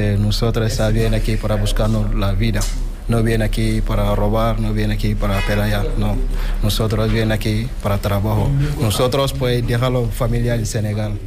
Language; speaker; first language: Spanish; non-native, learner; Wolof